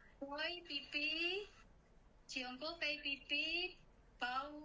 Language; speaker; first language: Cantonese; non-native, learner; Indonesian